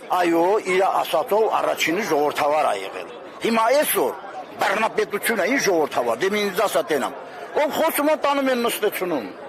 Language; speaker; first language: Armenian; native; Armenian